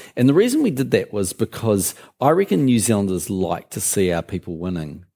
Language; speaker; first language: English; native; English